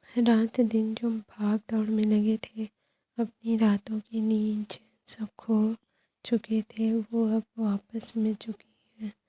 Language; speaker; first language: Hindi; native; Hindi